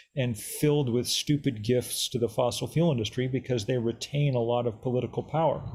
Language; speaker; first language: English; native; English